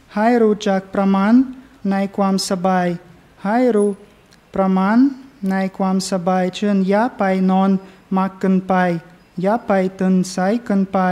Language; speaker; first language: Thai; non-native, fluent; English